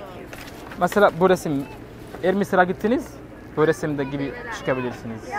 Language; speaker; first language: Turkish; non-native, learner; Arabic